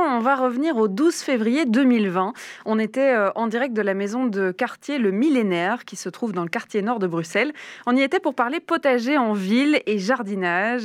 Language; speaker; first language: French; native; French